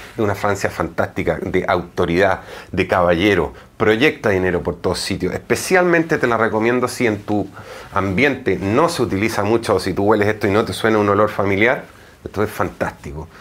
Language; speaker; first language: Spanish; native; Spanish